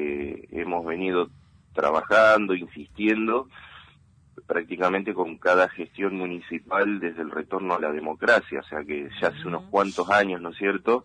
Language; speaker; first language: Spanish; native; Spanish